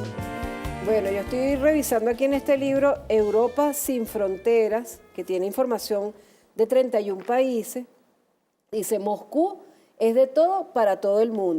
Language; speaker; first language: Spanish; native; Spanish